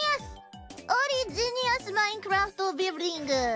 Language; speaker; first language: Japanese; native; Japanese